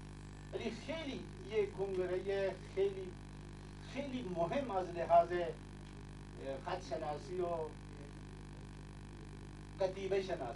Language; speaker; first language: Persian; non-native, fluent; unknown